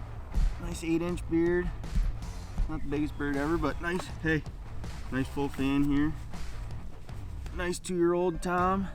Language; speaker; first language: English; native; English